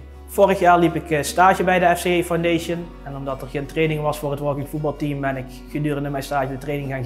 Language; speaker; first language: Dutch; native; Dutch